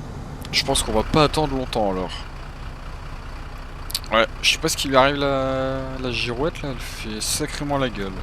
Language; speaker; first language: French; native; French